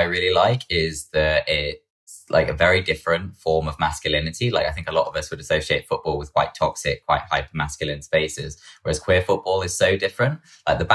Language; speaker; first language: English; native; English